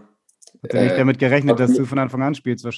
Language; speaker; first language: German; native; German